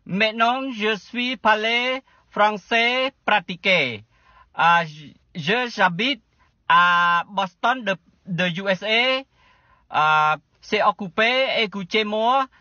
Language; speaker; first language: French; non-native, learner; Khmer